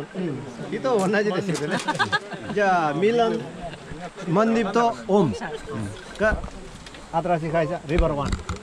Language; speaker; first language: Japanese; non-native, learner; Nepali